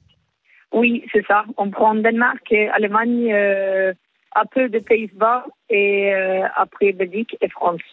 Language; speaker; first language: French; non-native, learner; Swedish